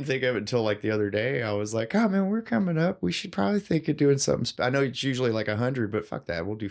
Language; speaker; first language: English; native; English